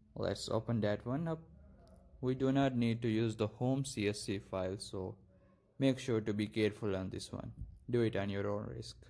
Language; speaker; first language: English; non-native, local second language; Urdu